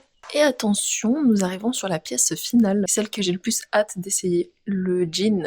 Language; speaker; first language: French; native; French